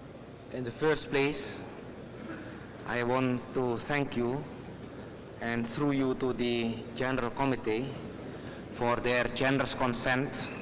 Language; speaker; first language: English; non-native, fluent; Indonesian